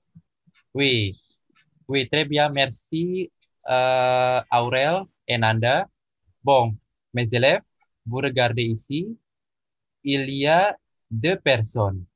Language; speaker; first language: French; non-native, learner; Indonesian